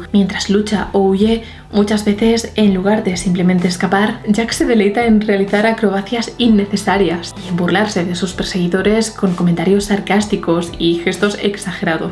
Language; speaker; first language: Spanish; native; Spanish